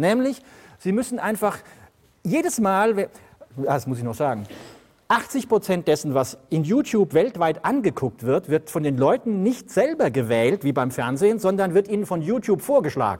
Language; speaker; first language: German; native; German